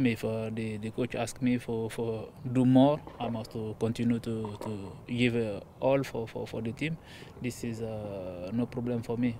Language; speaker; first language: English; non-native, learner; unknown